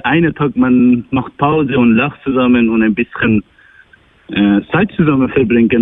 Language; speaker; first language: German; non-native, learner; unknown